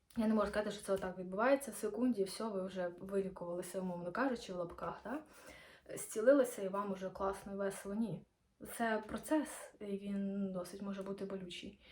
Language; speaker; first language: Ukrainian; non-native, local second language; Russian